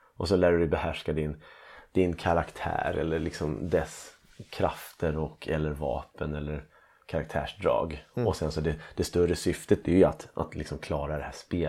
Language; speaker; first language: Swedish; native; Swedish